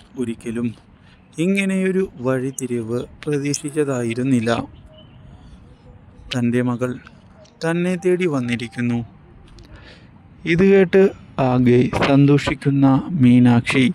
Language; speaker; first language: Malayalam; native; Malayalam